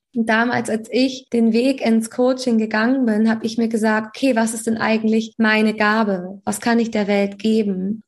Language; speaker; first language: German; native; German